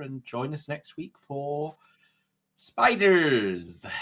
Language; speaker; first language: English; native; English